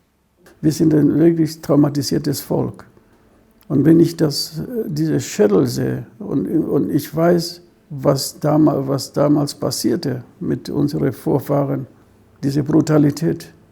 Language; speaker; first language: German; non-native, fluent; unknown